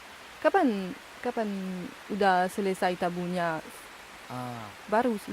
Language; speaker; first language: Indonesian; non-native, learner; French